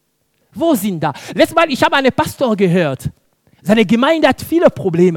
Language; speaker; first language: German; non-native, fluent; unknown